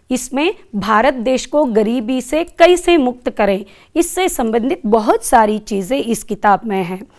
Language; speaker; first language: Hindi; non-native, local second language; Kannada